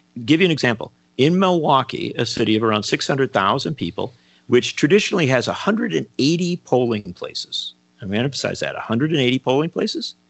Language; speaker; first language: English; native; English